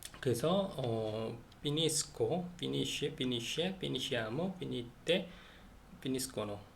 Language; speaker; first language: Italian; non-native, learner; Korean